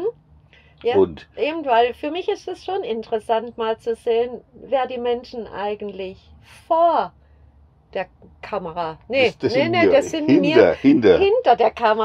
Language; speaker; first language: German; native; German